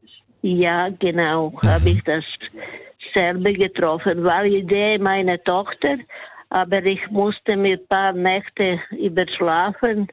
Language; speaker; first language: German; non-native, learner; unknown